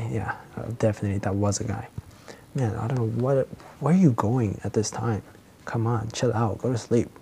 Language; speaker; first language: English; non-native, local second language; Filipino